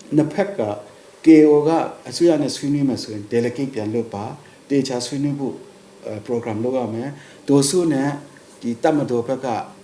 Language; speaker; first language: Burmese; non-native, local second language; Kachin